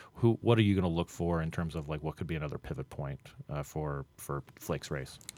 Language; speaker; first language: English; native; English